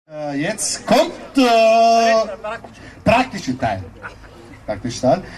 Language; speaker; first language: German; non-native, learner; Slovenian